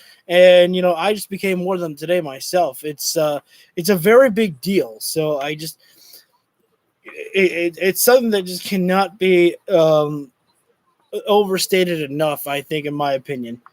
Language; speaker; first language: English; native; English